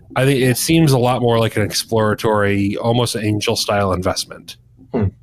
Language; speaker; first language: English; native; English